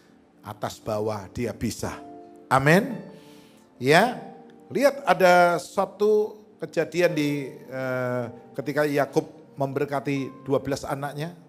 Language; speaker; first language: Indonesian; native; Indonesian